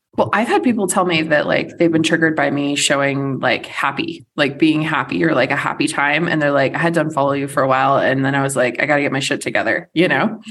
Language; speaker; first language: English; native; English